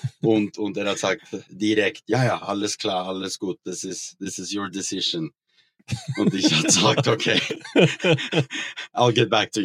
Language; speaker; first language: German; non-native, learner; Norwegian